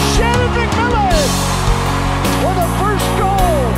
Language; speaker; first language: English; native; English